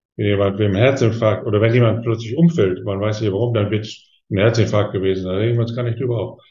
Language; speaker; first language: German; native; German